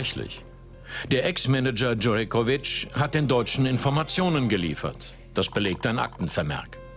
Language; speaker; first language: German; native; German